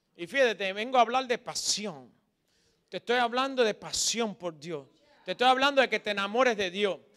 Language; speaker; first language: Spanish; native; Spanish